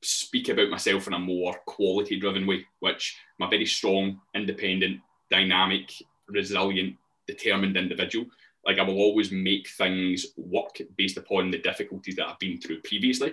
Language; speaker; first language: English; native; English